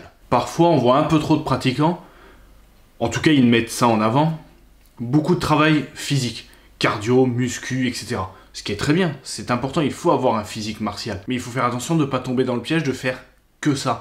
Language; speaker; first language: French; native; French